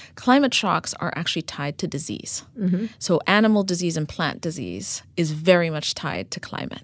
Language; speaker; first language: English; non-native, fluent; Amharic